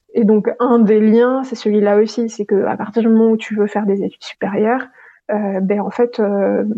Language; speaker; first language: French; non-native, local second language; Gujarati